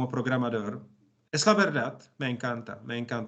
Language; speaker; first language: Spanish; non-native, learner; Czech